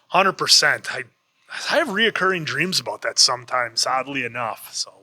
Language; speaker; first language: English; native; English